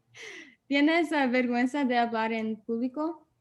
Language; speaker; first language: Spanish; non-native, learner; English